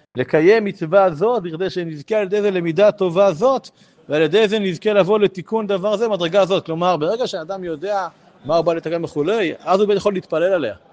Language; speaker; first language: Hebrew; native; Hebrew